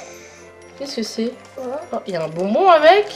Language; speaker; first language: French; native; French